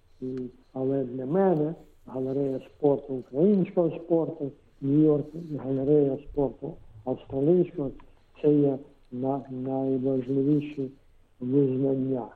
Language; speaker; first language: Ukrainian; non-native, local second language; Russian